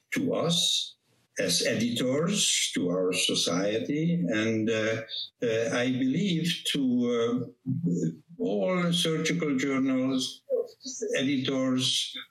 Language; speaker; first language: English; non-native, fluent; Hungarian